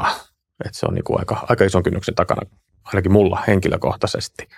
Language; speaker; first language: Finnish; native; Finnish